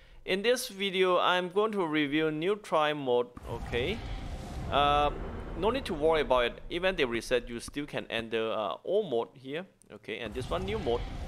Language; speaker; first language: English; non-native, learner; Thai